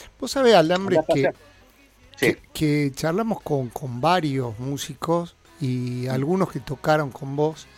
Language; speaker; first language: Spanish; native; Spanish